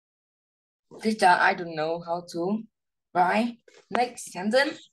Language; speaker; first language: English; non-native, learner; Vietnamese